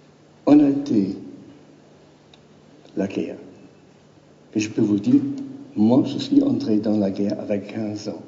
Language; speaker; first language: French; non-native, learner; German